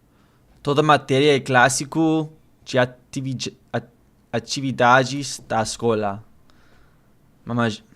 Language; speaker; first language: Portuguese; non-native, learner; English